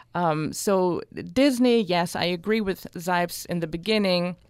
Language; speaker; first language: English; non-native, fluent; German